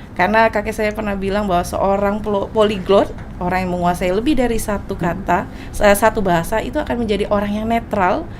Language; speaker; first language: Indonesian; native; Indonesian